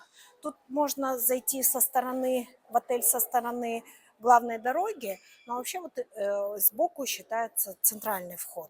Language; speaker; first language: Russian; native; Russian